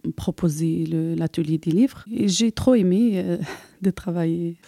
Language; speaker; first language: French; non-native, local second language; Arabic